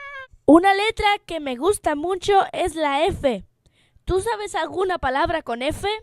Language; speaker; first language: Spanish; non-native, fluent; English